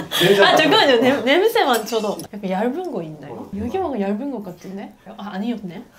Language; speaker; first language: Korean; non-native, fluent; Japanese